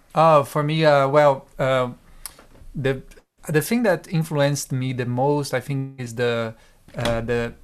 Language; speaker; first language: English; non-native, fluent; Portuguese